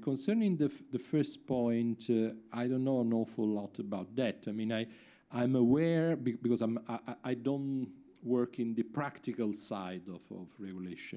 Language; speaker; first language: English; non-native, fluent; Italian